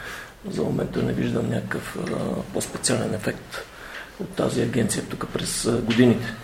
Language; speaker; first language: Bulgarian; native; Bulgarian